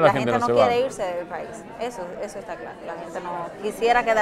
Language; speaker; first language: Spanish; native; Spanish